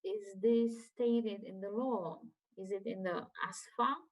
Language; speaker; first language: English; non-native, fluent; Czech